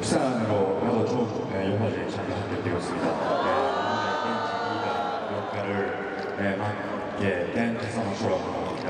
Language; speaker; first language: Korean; non-native, fluent; Japanese